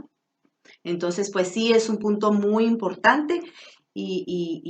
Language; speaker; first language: Spanish; native; Spanish